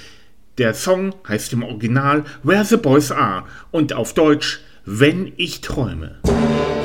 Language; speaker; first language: German; native; German